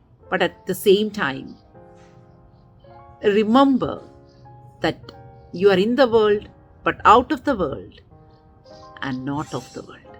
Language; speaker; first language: English; non-native, local second language; Malayalam